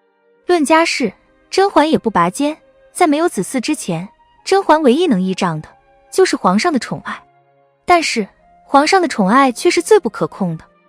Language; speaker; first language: Chinese; native; Chinese